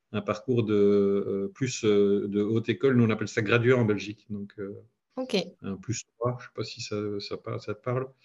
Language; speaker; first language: French; native; French